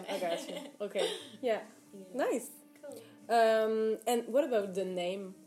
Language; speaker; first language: English; non-native, fluent; Arabic